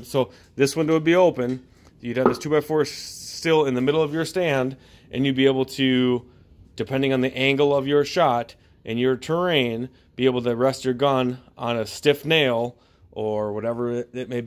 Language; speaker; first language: English; native; English